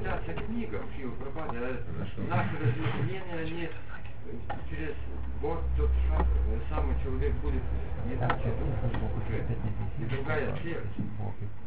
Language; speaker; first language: Russian; non-native, fluent; Lithuanian